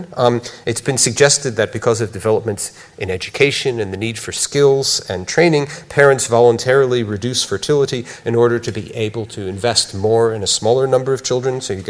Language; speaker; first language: English; native; English